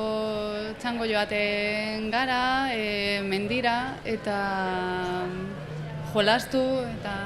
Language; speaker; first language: Basque; non-native, learner; Spanish